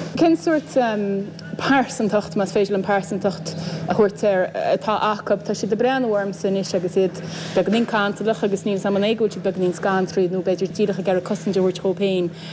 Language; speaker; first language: Irish; native; Irish